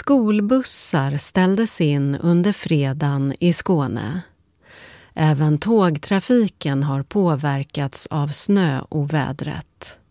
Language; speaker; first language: Swedish; native; Swedish